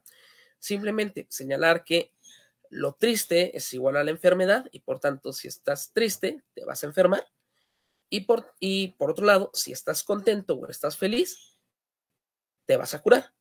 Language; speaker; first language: Spanish; native; Spanish